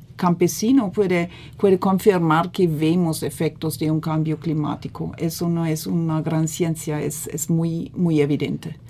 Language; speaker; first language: Spanish; non-native, fluent; German